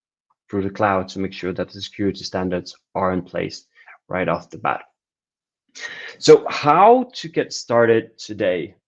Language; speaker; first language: English; non-native, fluent; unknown